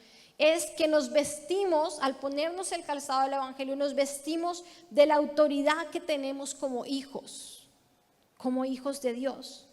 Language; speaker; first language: Spanish; native; Spanish